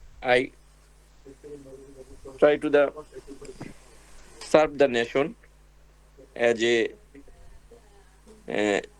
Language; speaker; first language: English; non-native, learner; Bangla